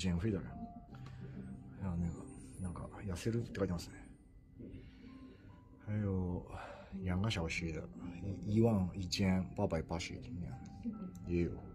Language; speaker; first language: Chinese; non-native, fluent; Japanese